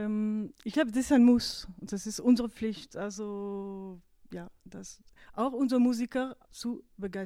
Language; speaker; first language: German; non-native, fluent; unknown